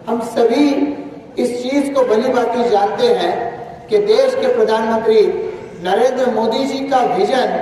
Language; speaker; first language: Hindi; non-native, local second language; Marathi